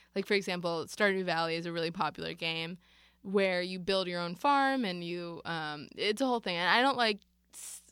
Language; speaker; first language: English; native; English